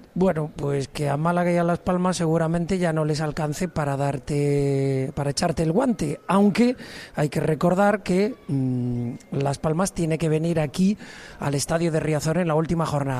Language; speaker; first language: Spanish; native; Spanish